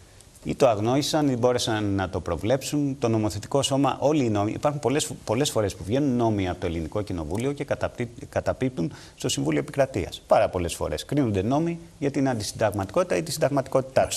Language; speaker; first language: Greek; native; Greek